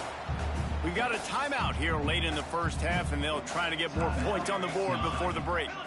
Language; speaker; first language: English; native; English